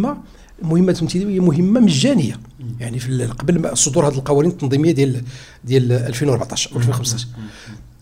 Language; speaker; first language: Arabic; native; Arabic